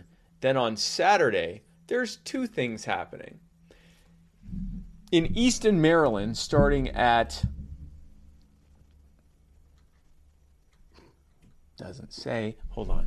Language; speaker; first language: English; native; English